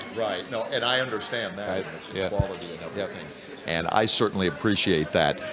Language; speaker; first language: English; native; English